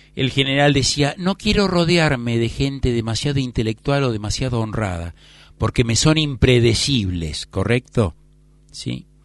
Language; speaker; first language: Spanish; native; Spanish